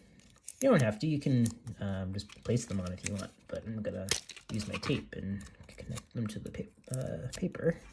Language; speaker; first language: English; native; English